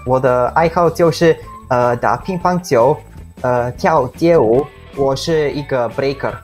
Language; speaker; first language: Chinese; non-native, fluent; Bulgarian